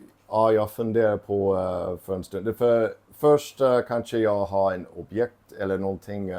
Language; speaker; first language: Swedish; non-native, fluent; English